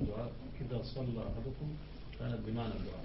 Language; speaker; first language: Arabic; native; Arabic